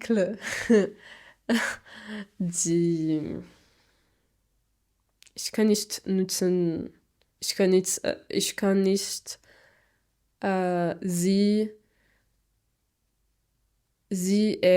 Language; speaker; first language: German; non-native, learner; Portuguese